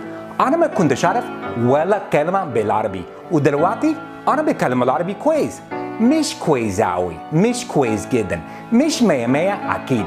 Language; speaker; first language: Arabic; non-native, learner; English